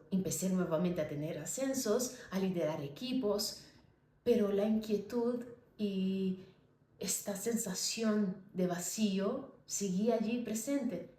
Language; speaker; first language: Spanish; non-native, fluent; Portuguese